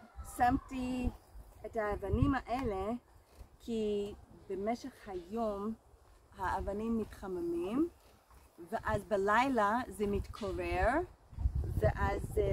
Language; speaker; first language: Hebrew; non-native, fluent; English